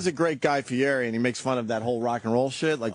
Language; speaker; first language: English; native; English